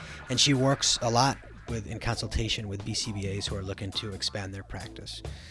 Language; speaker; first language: English; native; English